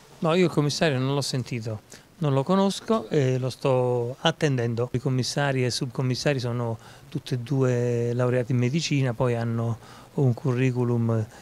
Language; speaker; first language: Italian; native; Italian